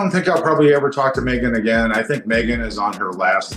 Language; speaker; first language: English; native; English